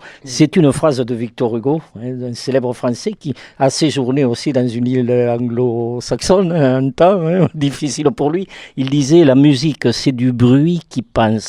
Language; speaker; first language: French; native; French